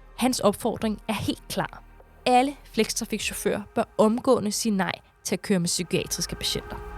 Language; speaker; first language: Danish; native; Danish